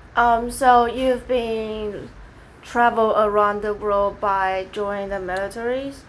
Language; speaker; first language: English; non-native, fluent; Chinese